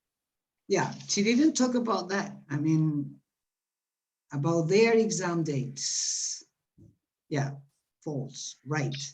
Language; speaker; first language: English; non-native, fluent; Spanish